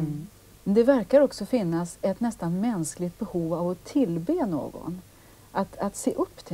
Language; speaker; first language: Swedish; native; Swedish